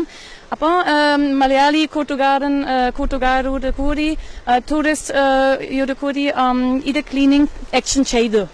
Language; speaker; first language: Malayalam; non-native, learner; German